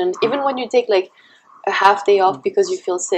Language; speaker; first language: English; non-native, fluent; French